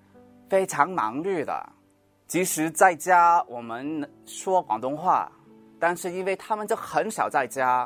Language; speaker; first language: Chinese; early bilingual, heritage; Cantonese